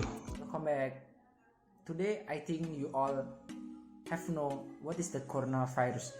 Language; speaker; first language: English; non-native, learner; Indonesian